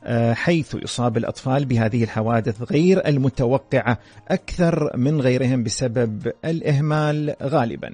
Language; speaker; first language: Arabic; native; Arabic